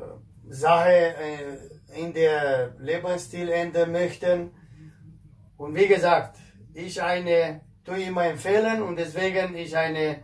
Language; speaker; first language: German; non-native, fluent; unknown